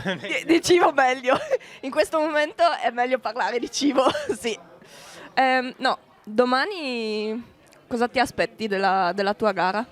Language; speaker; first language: Italian; non-native, local second language; German